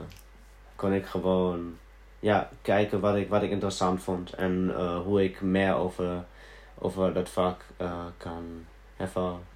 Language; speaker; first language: Dutch; early bilingual, heritage; Dutch